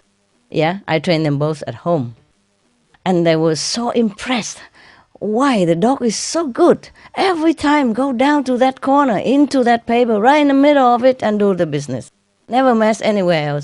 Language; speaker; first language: English; non-native, fluent; Vietnamese